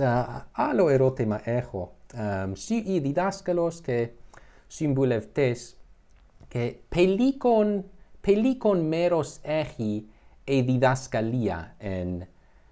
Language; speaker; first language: Greek; non-native, learner; English